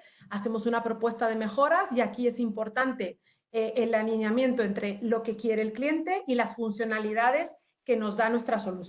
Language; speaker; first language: Spanish; native; Spanish